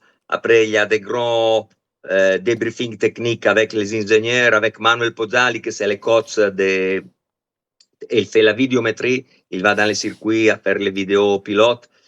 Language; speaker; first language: French; non-native, fluent; Italian